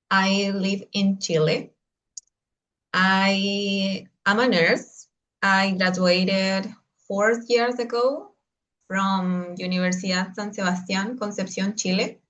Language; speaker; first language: English; non-native, learner; Spanish